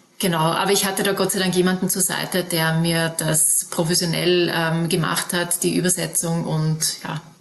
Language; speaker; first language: German; native; German